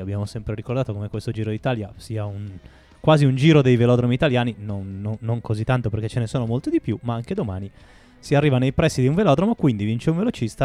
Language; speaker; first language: Italian; native; Italian